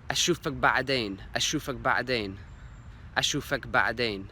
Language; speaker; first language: Arabic; non-native, learner; English